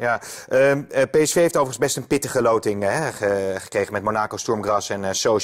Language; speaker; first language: Dutch; native; Dutch